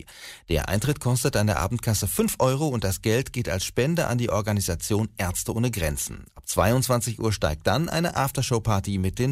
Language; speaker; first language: German; native; German